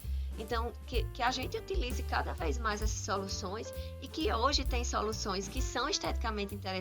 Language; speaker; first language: Portuguese; native; Portuguese